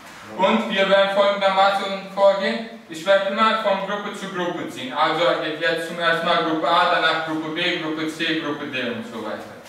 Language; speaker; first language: German; early bilingual, other home language; Turkish